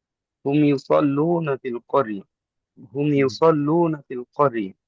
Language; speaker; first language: Arabic; non-native, learner; Bangla